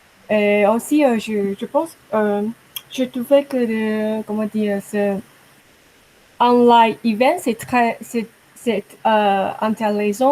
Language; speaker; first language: French; non-native, learner; Chinese